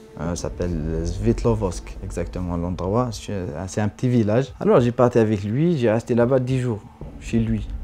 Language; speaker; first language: French; non-native, local second language; Arabic